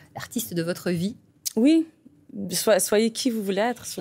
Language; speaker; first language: French; native; French